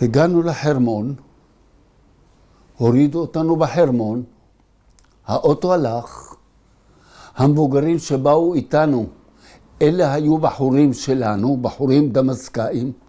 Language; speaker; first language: Hebrew; early bilingual, other home language; Arabic